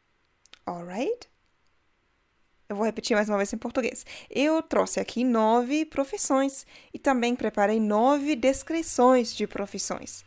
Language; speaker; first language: Portuguese; non-native, fluent; German